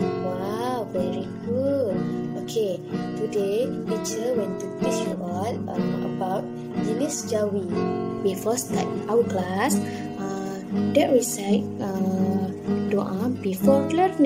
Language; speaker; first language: English; non-native, local second language; Malay